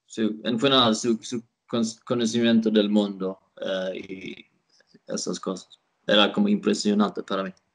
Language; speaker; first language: Spanish; non-native, learner; Swedish